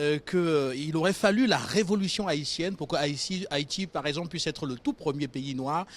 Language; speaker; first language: French; native; French